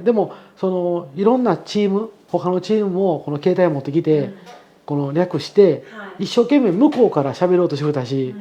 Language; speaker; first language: Japanese; native; Japanese